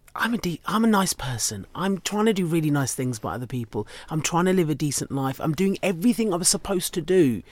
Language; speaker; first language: English; native; English